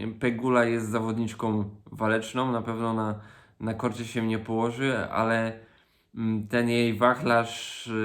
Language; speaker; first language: Polish; native; Polish